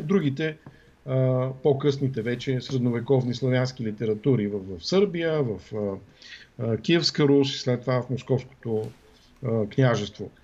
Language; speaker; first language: Bulgarian; native; Bulgarian